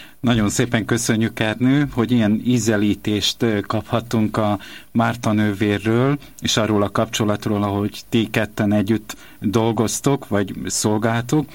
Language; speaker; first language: Hungarian; native; Hungarian